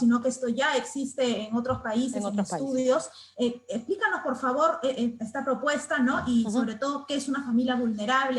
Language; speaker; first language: Spanish; native; Spanish